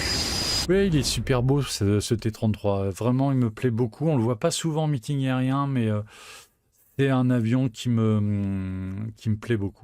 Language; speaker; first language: French; native; French